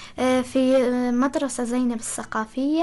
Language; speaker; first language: Arabic; non-native, learner; Persian